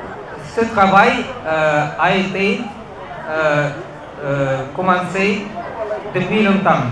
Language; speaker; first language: French; non-native, fluent; Russian